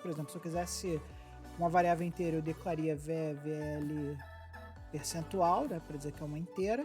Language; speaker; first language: Portuguese; native; Portuguese